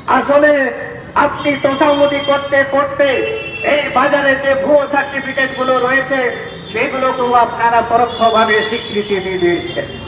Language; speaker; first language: Bangla; non-native, local second language; Santali